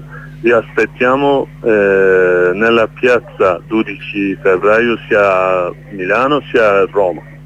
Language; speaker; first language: Italian; non-native, learner; Kurdish